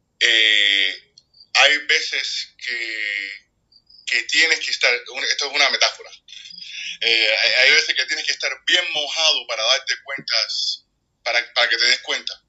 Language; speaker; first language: Spanish; native; Spanish